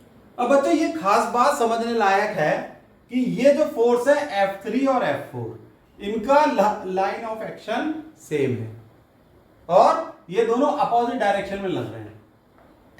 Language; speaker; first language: Hindi; native; Hindi